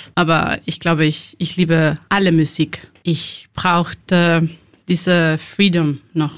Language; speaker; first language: German; non-native, learner; Spanish